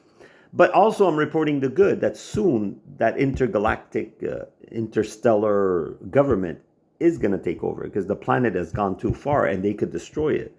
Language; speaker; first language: English; non-native, local second language; French